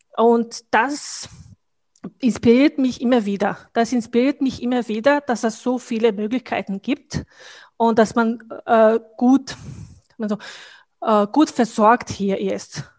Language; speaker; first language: German; non-native, fluent; Bosnian